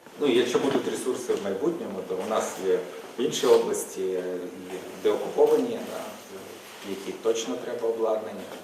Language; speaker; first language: Ukrainian; native; Ukrainian